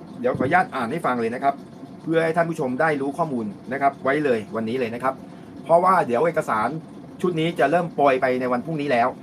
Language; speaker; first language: Thai; native; Thai